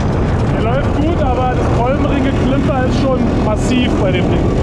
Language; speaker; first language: German; native; German